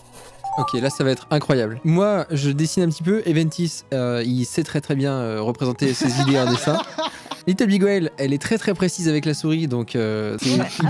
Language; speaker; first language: French; native; French